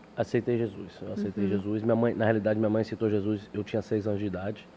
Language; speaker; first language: Portuguese; early bilingual, heritage; English